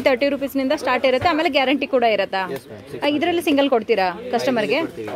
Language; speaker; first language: Kannada; native; Kannada